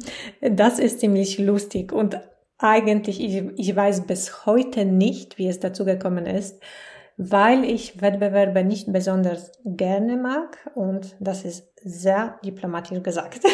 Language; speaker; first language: German; non-native, fluent; Polish